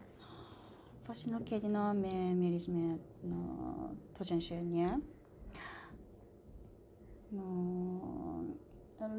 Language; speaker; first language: Polish; non-native, learner; Japanese